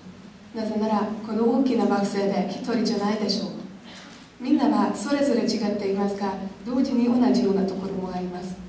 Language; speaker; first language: Japanese; non-native, learner; Hungarian